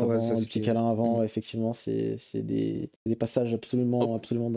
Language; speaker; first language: French; native; French